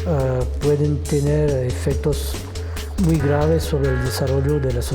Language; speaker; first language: Spanish; non-native, fluent; French